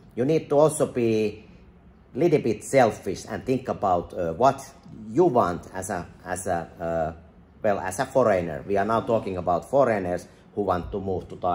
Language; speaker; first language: English; non-native, fluent; Finnish